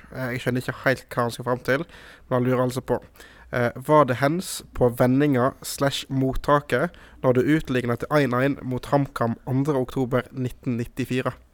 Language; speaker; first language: Norwegian; native; Norwegian